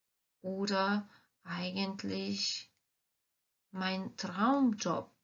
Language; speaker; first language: German; non-native, fluent; Croatian